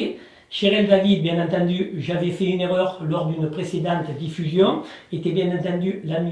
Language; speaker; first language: French; native; French